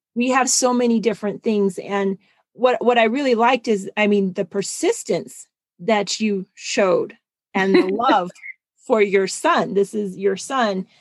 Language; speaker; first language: English; non-native, fluent; German